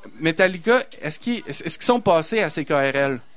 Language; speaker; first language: French; native; French